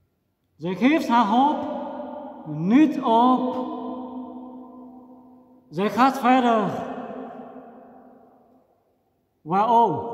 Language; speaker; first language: Dutch; non-native, fluent; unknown